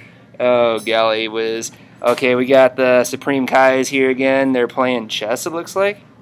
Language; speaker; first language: English; native; English